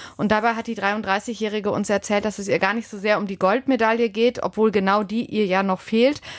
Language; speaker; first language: German; native; German